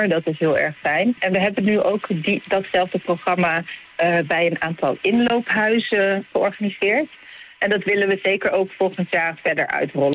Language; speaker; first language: Dutch; native; Dutch